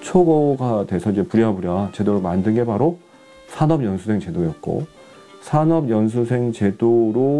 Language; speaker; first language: Korean; native; Korean